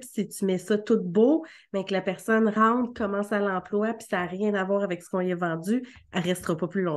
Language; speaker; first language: French; native; French